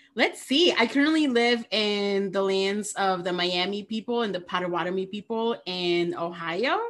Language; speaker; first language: English; early bilingual, other home language; Spanish